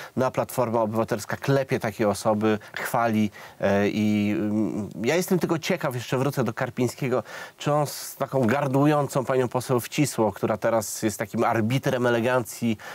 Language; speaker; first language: Polish; native; Polish